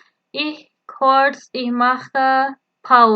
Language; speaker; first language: German; non-native, fluent; Indonesian